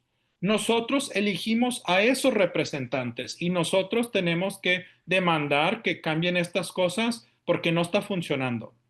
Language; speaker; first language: Spanish; early bilingual, heritage; Spanish